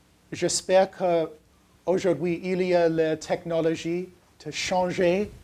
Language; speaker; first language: French; non-native, learner; English